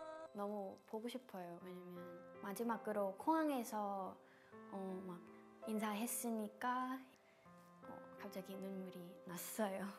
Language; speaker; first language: Korean; non-native, learner; Thai